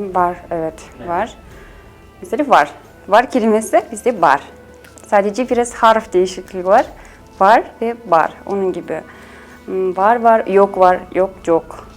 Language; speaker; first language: Turkish; non-native, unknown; Kazakh